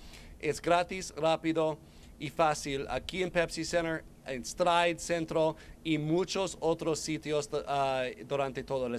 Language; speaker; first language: Spanish; non-native, fluent; English